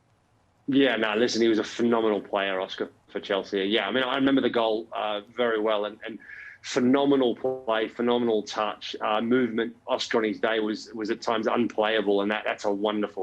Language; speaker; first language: English; native; English